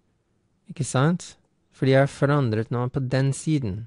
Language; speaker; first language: Norwegian; non-native, fluent; English